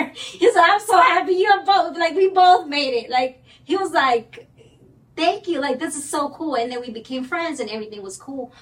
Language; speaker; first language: English; early bilingual, other home language; Spanish